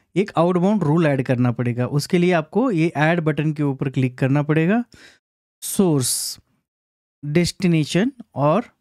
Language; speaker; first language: Hindi; non-native, local second language; Marathi